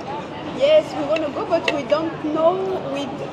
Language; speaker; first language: English; non-native, fluent; French